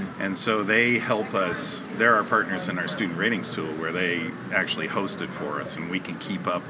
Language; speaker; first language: English; native; English